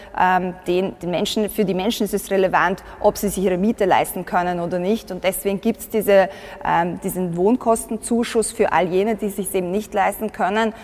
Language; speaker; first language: German; early bilingual, other home language; Bosnian